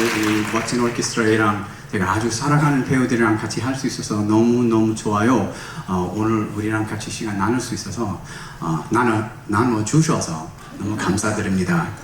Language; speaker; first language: Korean; early bilingual, heritage; English